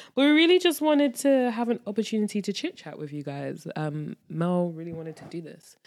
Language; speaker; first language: English; native; English